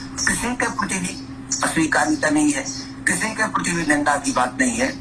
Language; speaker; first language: Hindi; native; Hindi